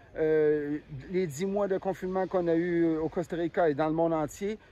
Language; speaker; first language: French; native; French